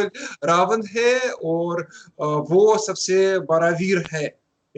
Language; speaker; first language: Hindi; non-native, learner; Russian